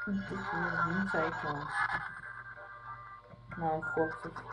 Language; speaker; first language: Polish; native; Polish